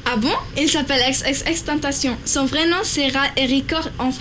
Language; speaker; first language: French; early bilingual, other home language; Arabic